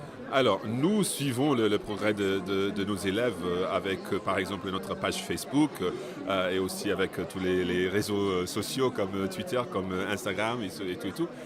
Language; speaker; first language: French; non-native, fluent; English